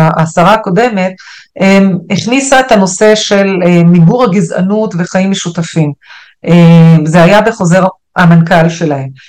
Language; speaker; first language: Hebrew; non-native, local second language; Arabic